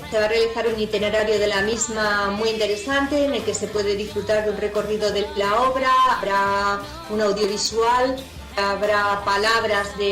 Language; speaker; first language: Spanish; native; Spanish